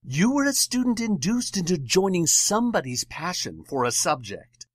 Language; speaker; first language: English; native; English